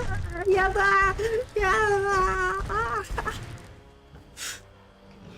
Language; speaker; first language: Japanese; non-native, learner; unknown